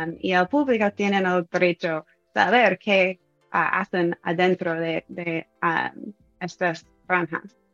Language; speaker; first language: Spanish; non-native, fluent; English